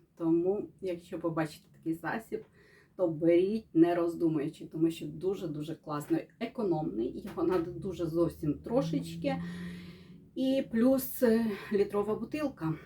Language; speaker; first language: Ukrainian; native; Ukrainian